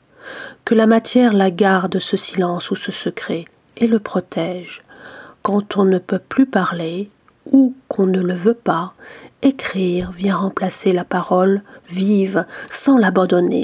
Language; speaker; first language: French; native; French